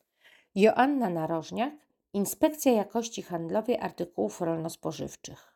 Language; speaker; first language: Polish; native; Polish